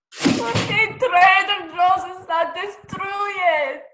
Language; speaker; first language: Spanish; non-native, learner; English